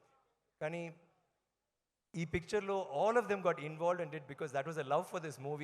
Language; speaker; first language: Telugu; non-native, learner; Tamil